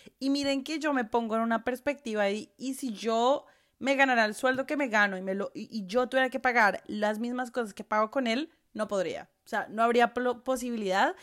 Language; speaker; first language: Spanish; native; Spanish